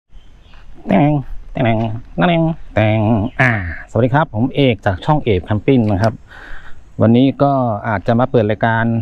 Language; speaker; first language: Thai; native; Thai